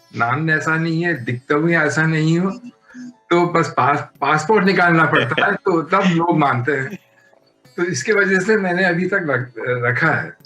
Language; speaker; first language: Hindi; native; Hindi